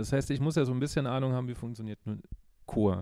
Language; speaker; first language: German; native; German